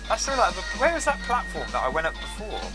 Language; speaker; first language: English; native; English